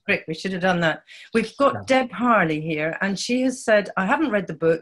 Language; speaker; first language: English; native; English